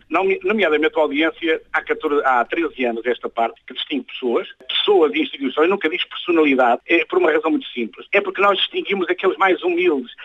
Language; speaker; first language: Portuguese; native; Portuguese